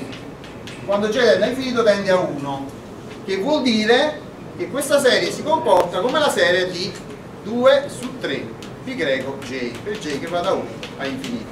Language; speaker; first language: Italian; native; Italian